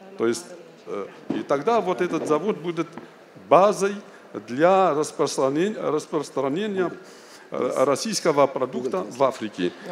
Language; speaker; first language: Russian; non-native, fluent; Arabic